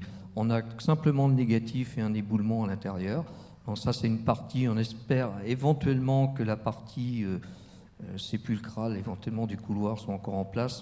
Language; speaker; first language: French; native; French